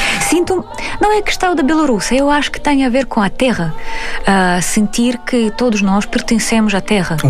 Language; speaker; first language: Portuguese; non-native, fluent; Belarusian